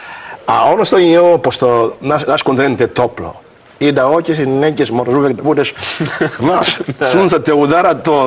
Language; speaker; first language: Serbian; non-native, learner; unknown